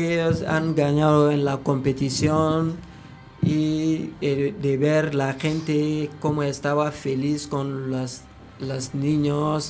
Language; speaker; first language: Spanish; non-native, learner; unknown